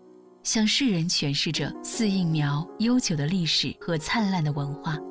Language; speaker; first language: Chinese; native; Chinese